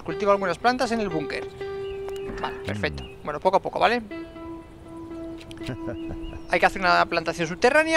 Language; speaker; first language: Spanish; native; Spanish